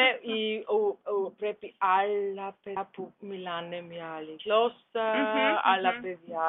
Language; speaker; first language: Greek; non-native, learner; German